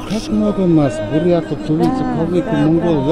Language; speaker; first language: Russian; non-native, fluent; Mongolian